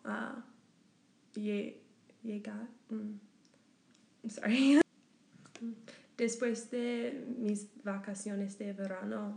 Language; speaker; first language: Spanish; non-native, learner; English